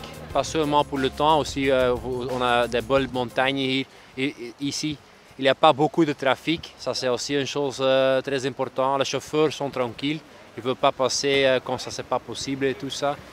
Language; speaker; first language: French; non-native, local second language; Dutch